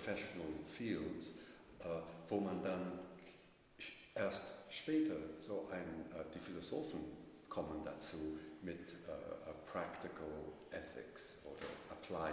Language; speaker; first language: German; non-native, fluent; English